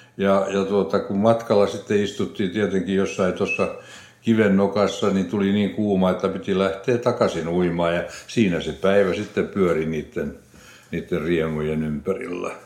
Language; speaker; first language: Finnish; non-native, local second language; Swedish